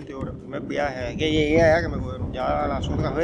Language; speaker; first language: Spanish; native; Spanish